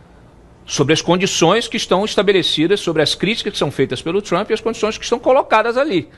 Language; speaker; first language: Portuguese; native; Portuguese